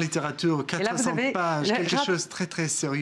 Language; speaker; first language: French; non-native, fluent; Hebrew